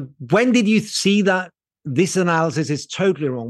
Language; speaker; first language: English; non-native, fluent; Norwegian